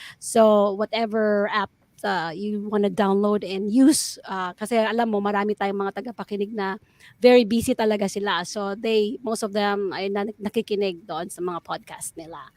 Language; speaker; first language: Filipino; non-native, local second language; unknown